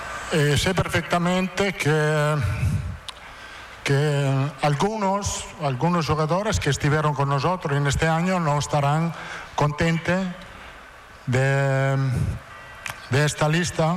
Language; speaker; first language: Portuguese; non-native, fluent; Italian